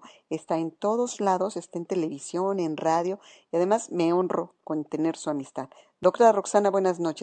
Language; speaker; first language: Spanish; native; Spanish